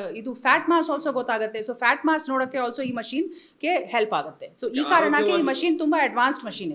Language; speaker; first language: Kannada; non-native, learner; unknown